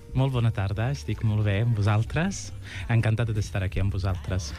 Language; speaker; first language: Catalan; non-native, fluent; Sicilian